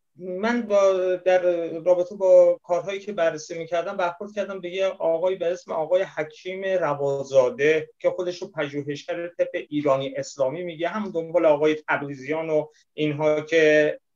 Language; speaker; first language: Persian; native; Persian